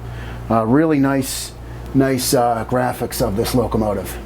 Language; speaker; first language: English; native; English